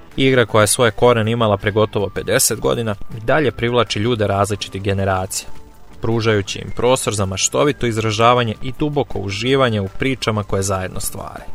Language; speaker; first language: Serbian; native; Serbian